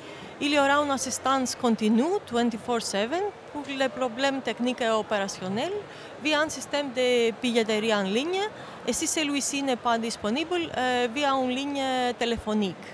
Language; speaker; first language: French; non-native, fluent; Greek